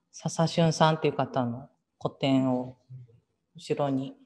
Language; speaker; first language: Japanese; native; Japanese